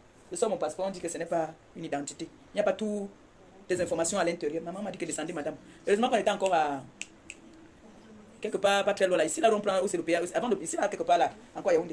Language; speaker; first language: French; native; French